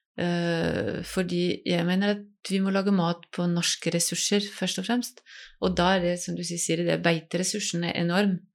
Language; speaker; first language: Norwegian; non-native, fluent; French